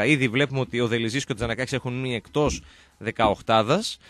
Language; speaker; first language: Greek; native; Greek